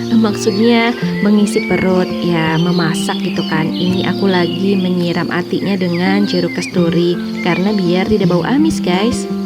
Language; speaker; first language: Indonesian; native; Indonesian